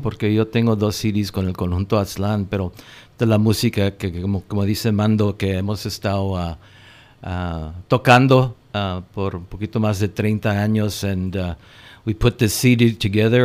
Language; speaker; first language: Spanish; early bilingual, heritage; Spanish